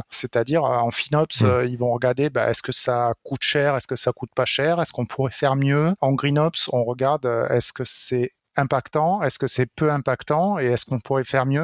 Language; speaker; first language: French; native; French